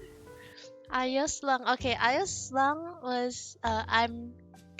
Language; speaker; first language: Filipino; non-native, learner; English